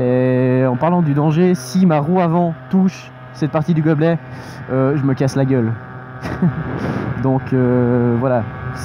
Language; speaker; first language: French; native; French